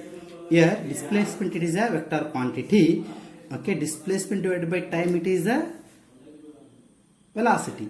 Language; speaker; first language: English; non-native, local second language; Kannada